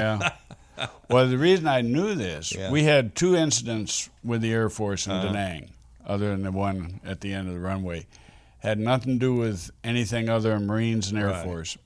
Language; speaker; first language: English; native; English